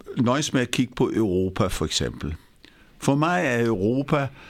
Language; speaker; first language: Danish; non-native, fluent; Hindi